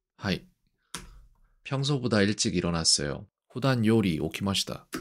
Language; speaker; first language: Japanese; non-native, learner; Korean